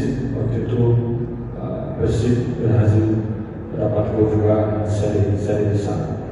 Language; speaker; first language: Indonesian; non-native, fluent; Portuguese